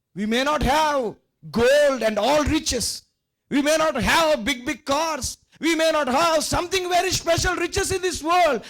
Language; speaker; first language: English; non-native, local second language; Telugu